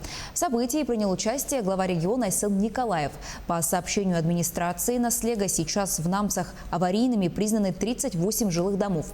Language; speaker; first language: Russian; native; Russian